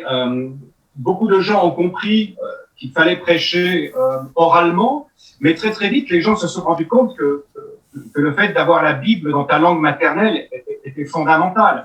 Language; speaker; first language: French; native; French